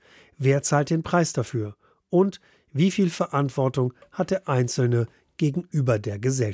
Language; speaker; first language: German; native; German